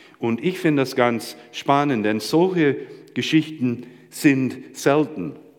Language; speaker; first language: German; non-native, fluent; English